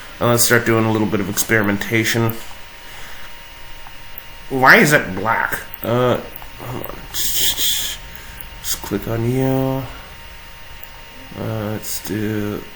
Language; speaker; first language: English; native; English